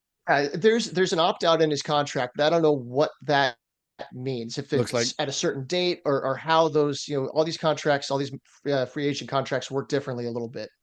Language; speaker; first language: English; native; English